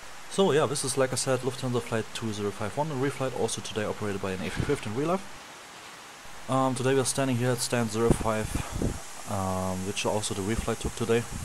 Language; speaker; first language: English; non-native, fluent; German